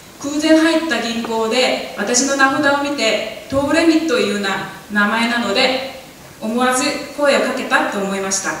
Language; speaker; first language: Japanese; non-native, fluent; Korean